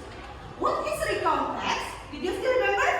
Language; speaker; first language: English; non-native, local second language; Indonesian